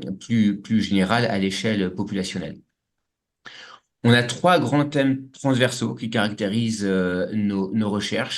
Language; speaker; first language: French; native; French